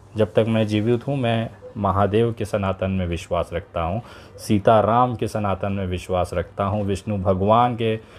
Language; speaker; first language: Hindi; native; Hindi